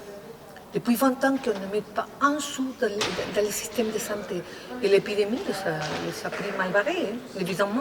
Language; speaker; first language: French; non-native, fluent; Spanish